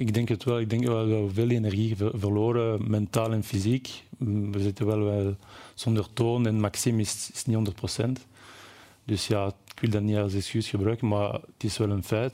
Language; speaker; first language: Dutch; non-native, local second language; French